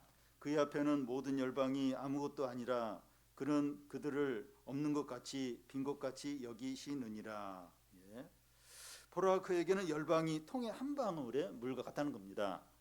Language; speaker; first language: Korean; native; Korean